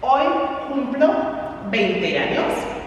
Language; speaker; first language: Spanish; non-native, fluent; English